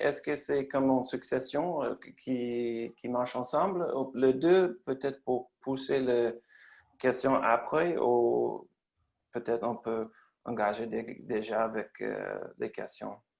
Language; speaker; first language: French; non-native, learner; English